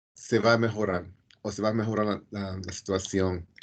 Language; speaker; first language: Spanish; early bilingual, heritage; Spanish